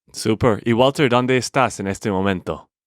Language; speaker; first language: Spanish; non-native, fluent; English